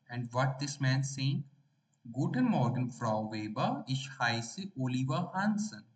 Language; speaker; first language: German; non-native, learner; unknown